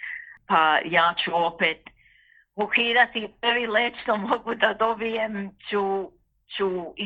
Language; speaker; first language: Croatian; early bilingual, heritage; Croatian